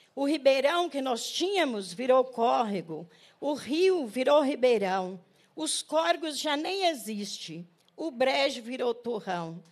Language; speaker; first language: Portuguese; native; Portuguese